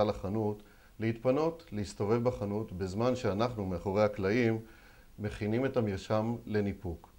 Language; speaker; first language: Hebrew; native; Hebrew